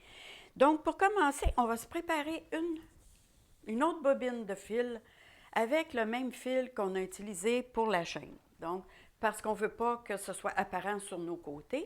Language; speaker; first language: French; native; French